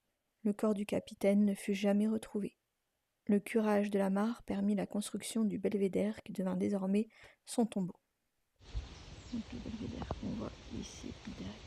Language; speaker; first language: French; native; French